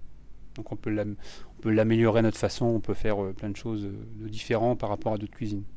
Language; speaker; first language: French; native; French